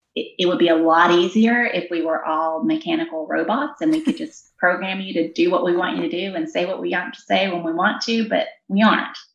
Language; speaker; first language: English; native; English